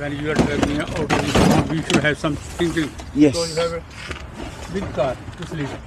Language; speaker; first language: English; non-native, learner; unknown